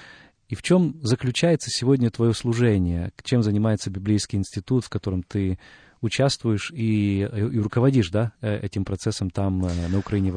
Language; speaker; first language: Russian; native; Russian